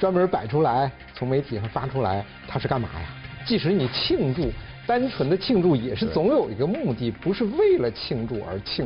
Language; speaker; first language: Chinese; native; Chinese